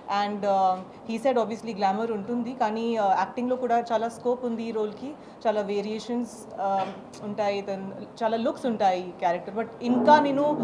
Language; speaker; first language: Telugu; non-native, learner; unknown